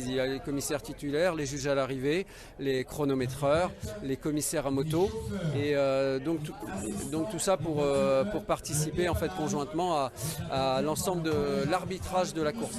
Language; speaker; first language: French; native; French